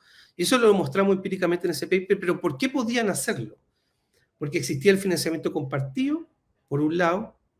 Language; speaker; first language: Spanish; native; Spanish